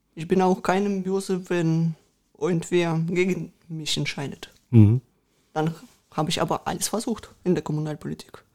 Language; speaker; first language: German; early bilingual, other home language; Russian